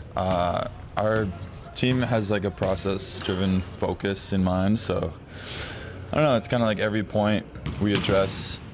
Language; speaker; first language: English; native; English